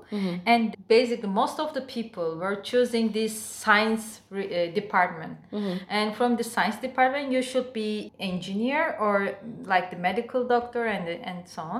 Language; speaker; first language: English; non-native, fluent; Turkish